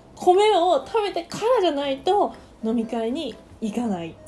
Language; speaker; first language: Japanese; native; Japanese